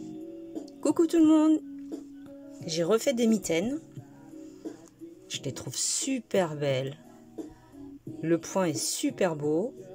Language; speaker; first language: French; native; French